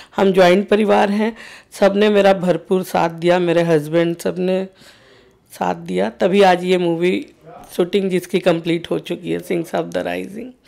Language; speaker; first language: Hindi; native; Hindi